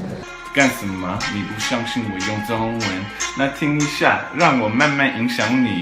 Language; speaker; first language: Chinese; early bilingual, heritage; Chinese